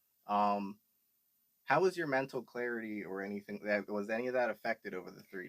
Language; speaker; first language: English; native; English